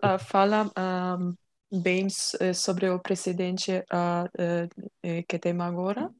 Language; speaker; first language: Portuguese; non-native, learner; Ukrainian